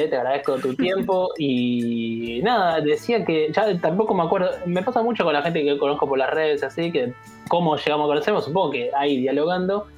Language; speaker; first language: Spanish; native; Spanish